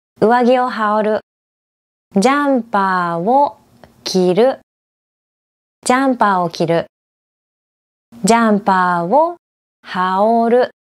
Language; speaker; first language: Japanese; native; Japanese